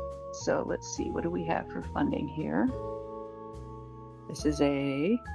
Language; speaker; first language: English; native; English